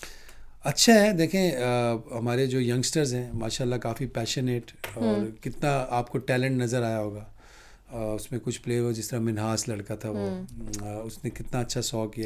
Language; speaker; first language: Urdu; native; Urdu